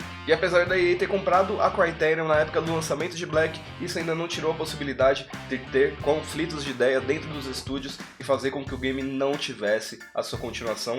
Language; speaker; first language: Portuguese; native; Portuguese